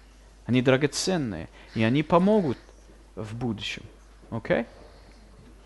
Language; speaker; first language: Russian; non-native, fluent; English